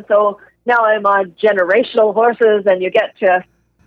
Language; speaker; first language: English; native; English